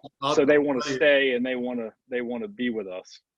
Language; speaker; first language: English; native; English